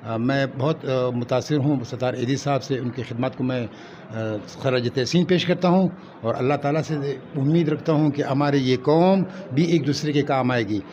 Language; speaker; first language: Urdu; non-native, local second language; Pashto